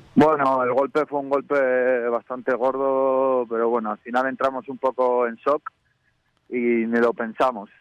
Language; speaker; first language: Spanish; native; Spanish